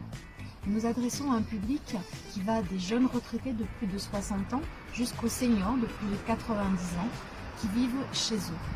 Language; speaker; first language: French; native; French